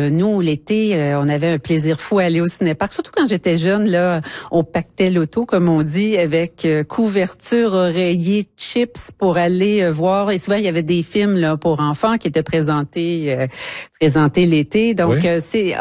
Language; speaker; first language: French; native; French